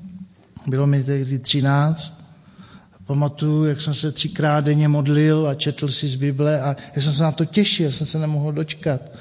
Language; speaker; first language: Czech; native; Czech